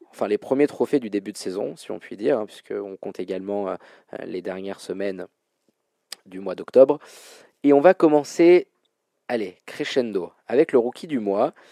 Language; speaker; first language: French; native; French